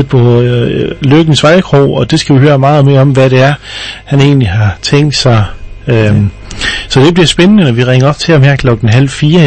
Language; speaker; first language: Danish; native; Danish